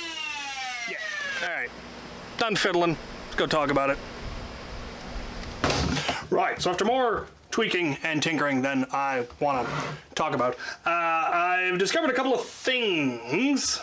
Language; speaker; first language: English; native; English